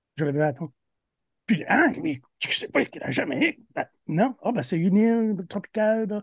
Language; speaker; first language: French; native; French